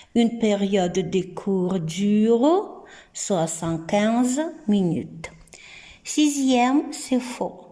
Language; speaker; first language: French; non-native, fluent; Ukrainian